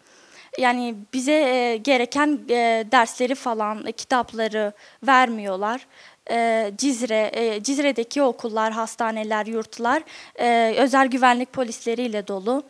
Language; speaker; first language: Turkish; non-native, local second language; Kurdish